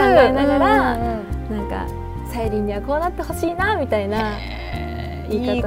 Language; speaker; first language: Japanese; native; Japanese